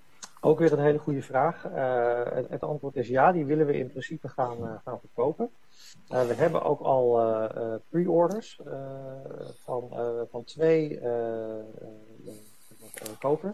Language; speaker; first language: Dutch; native; Dutch